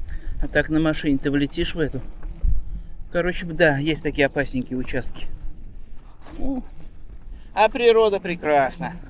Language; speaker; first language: Russian; native; Russian